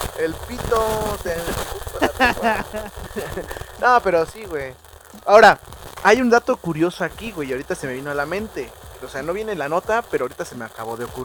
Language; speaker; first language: Spanish; native; Spanish